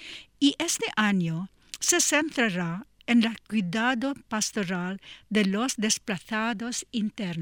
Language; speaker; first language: Spanish; non-native, learner; English